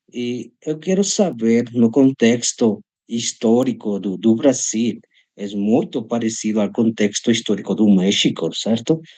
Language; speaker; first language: Portuguese; non-native, learner; Spanish